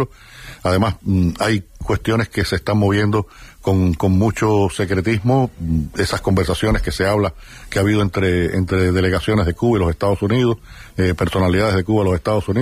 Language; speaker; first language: Spanish; native; Spanish